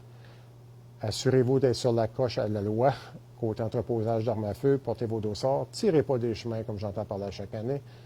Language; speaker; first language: French; native; French